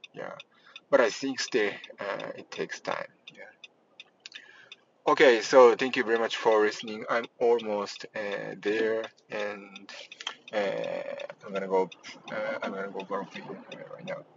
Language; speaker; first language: English; non-native, learner; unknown